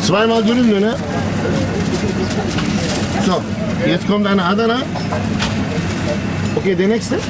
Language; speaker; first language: German; non-native, local second language; Turkish